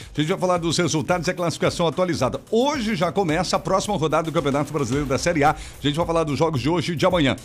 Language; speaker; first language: Portuguese; native; Portuguese